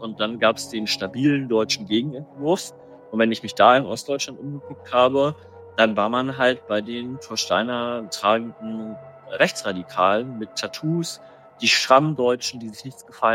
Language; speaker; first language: German; native; German